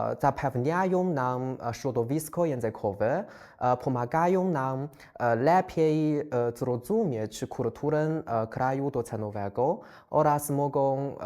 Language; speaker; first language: Polish; non-native, fluent; Chinese